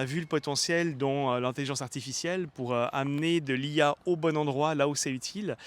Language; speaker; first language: French; native; French